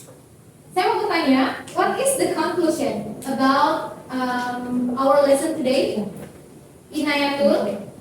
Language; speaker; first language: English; non-native, fluent; Indonesian